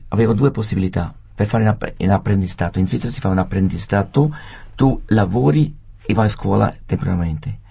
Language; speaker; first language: Italian; non-native, fluent; Swiss German